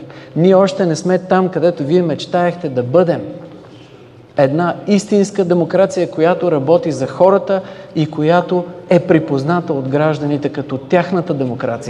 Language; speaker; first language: Bulgarian; native; Bulgarian